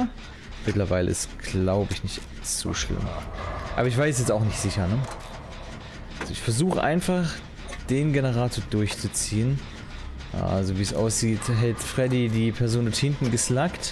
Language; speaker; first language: German; native; German